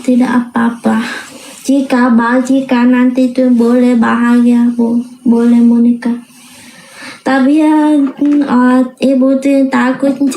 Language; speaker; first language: Indonesian; non-native, learner; Vietnamese